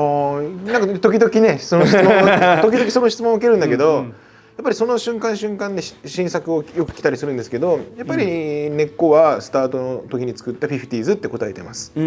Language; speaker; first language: Japanese; native; Japanese